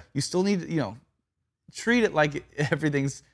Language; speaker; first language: English; native; English